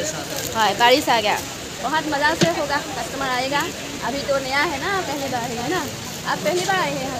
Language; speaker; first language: Hindi; non-native, local second language; Assamese